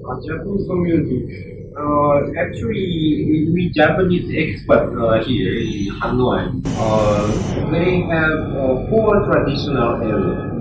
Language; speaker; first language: English; non-native, learner; Japanese